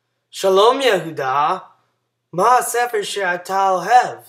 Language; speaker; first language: Hebrew; non-native, learner; English